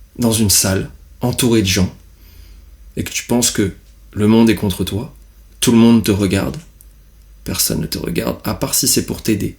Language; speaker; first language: French; native; French